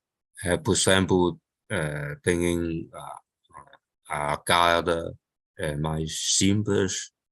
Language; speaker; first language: Portuguese; non-native, local second language; Chinese